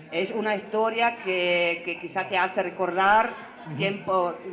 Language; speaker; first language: Spanish; non-native, fluent; German